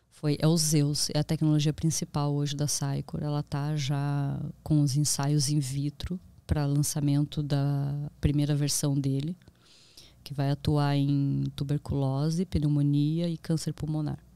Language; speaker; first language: Portuguese; native; Portuguese